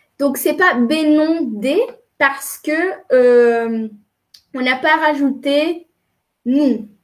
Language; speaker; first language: French; non-native, fluent; Spanish